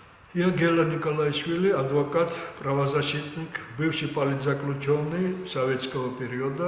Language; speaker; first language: Russian; non-native, local second language; Georgian